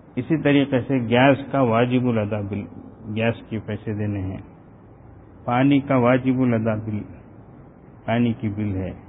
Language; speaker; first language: Urdu; native; Urdu